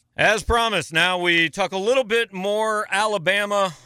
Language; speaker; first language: English; native; English